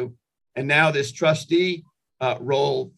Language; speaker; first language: English; native; English